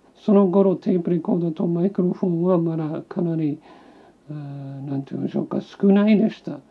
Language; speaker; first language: Japanese; non-native, local second language; English